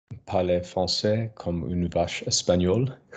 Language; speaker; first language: French; non-native, learner; English